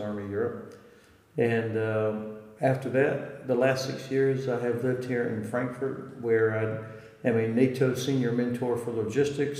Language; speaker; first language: English; native; English